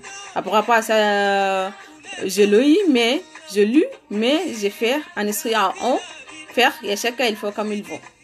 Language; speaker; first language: French; non-native, learner; Arabic